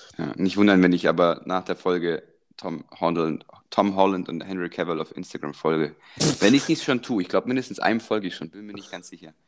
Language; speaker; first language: German; early bilingual, other home language; Croatian